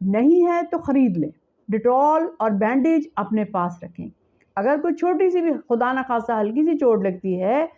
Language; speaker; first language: Urdu; native; Urdu